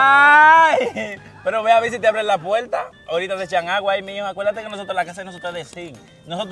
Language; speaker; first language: Spanish; native; Spanish